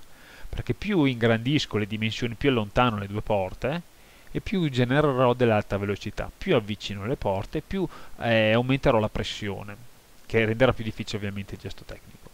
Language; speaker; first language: Italian; native; Italian